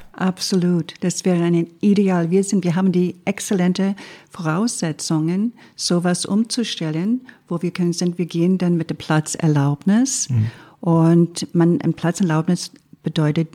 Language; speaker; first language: German; non-native, fluent; English